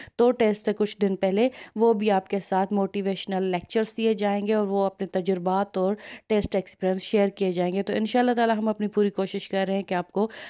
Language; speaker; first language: Urdu; non-native, local second language; Sindhi